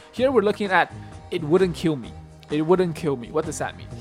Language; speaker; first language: English; early bilingual, other home language; Chinese